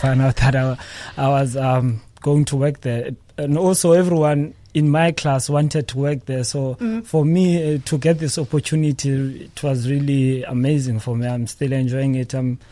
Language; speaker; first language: English; non-native, local second language; Xhosa